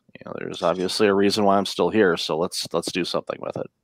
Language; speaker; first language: English; native; English